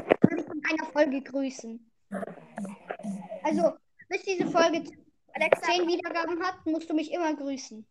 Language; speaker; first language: German; native; German